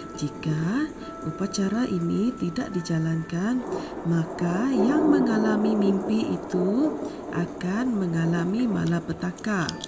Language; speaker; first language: Malay; non-native, local second language; Iban